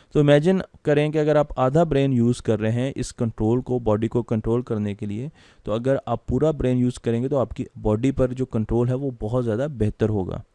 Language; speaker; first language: Urdu; non-native, local second language; Punjabi